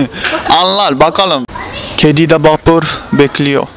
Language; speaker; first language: Turkish; non-native, learner; Japanese